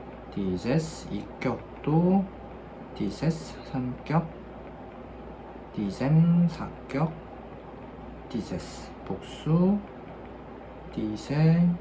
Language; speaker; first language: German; non-native, fluent; Korean